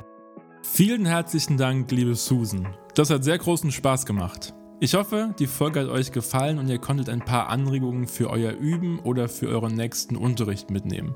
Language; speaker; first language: German; native; German